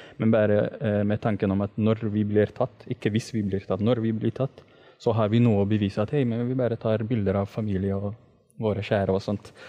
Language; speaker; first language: Norwegian; non-native, fluent; Arabic